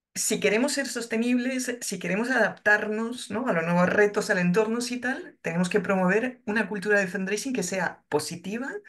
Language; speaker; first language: Spanish; non-native, fluent; French